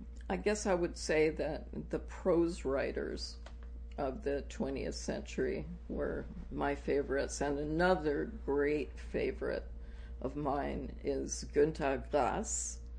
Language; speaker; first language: English; native; English